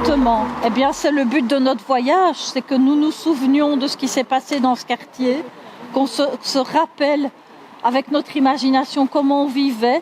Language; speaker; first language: French; native; French